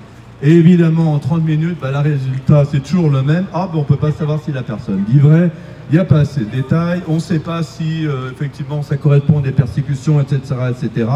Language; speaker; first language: French; native; French